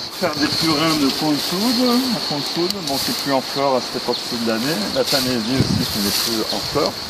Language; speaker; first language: French; native; French